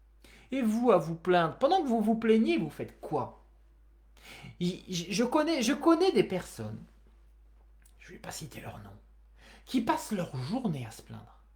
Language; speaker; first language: French; native; French